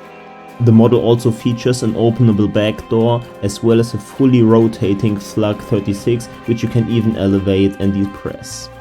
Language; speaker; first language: English; non-native, fluent; German